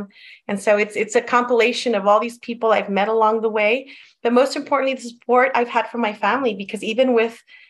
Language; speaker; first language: English; early bilingual, other home language; Spanish